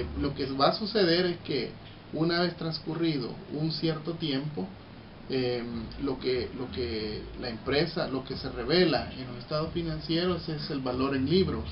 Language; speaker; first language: Spanish; native; Spanish